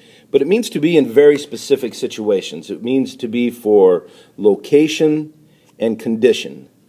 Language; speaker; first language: English; native; English